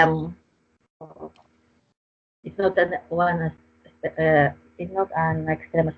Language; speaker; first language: English; non-native, learner; Spanish